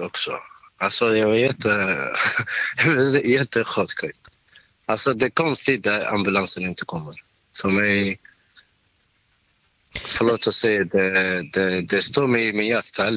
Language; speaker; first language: Swedish; non-native, learner; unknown